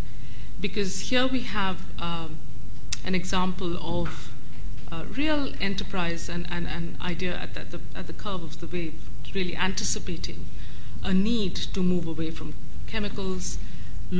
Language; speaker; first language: English; non-native, local second language; Bangla